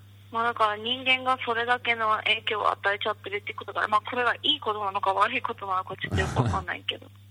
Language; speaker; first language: Japanese; native; Japanese